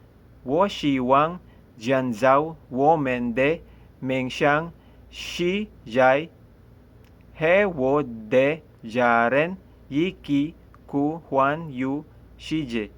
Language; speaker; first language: Chinese; non-native, learner; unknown